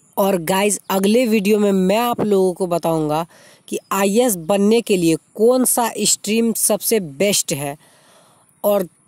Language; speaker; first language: Hindi; native; Hindi